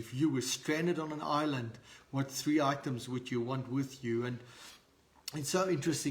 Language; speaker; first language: English; non-native, local second language; Afrikaans